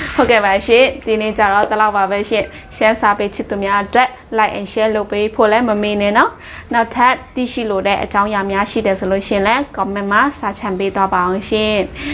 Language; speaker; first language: Burmese; non-native, local second language; Shan